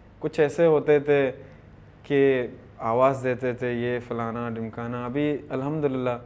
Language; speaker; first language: Urdu; non-native, local second language; Baluchi